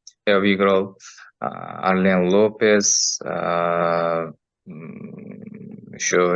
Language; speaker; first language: Russian; non-native, fluent; Uzbek